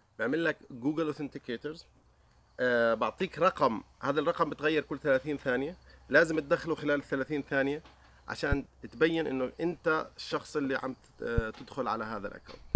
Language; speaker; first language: Arabic; native; Arabic